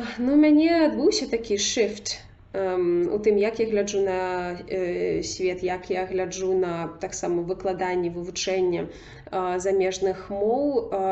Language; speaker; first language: Belarusian; non-native, local second language; Russian